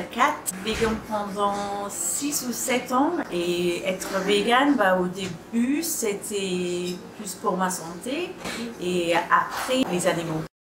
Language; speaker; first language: French; non-native, fluent; English